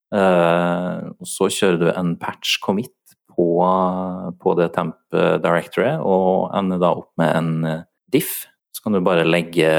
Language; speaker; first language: Norwegian; native; Norwegian